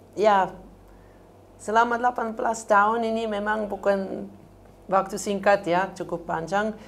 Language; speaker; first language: Indonesian; non-native, fluent; Swiss German